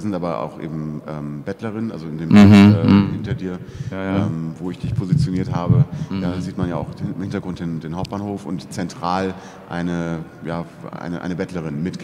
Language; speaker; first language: German; native; German